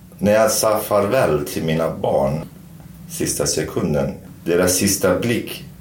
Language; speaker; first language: Swedish; non-native, fluent; Kurdish